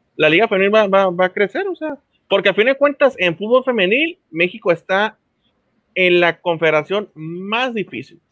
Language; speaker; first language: Spanish; native; Spanish